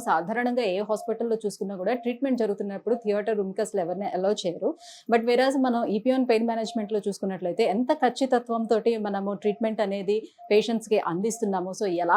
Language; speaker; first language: Telugu; native; Telugu